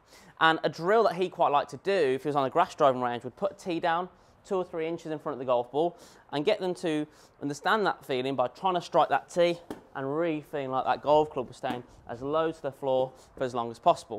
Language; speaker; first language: English; native; English